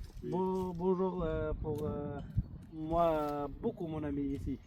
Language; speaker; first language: French; non-native, learner; Pashto